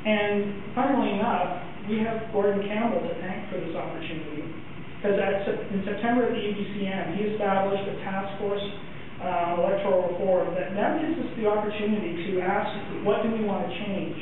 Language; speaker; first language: English; native; English